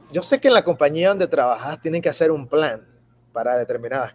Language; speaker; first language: Spanish; native; Spanish